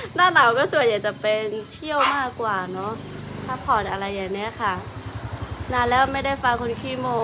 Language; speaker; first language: Thai; non-native, local second language; Lahu